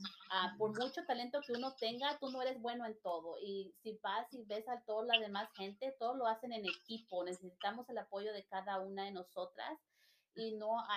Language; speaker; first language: Spanish; native; Spanish